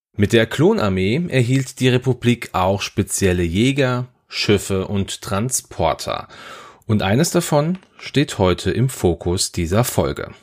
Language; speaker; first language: German; native; German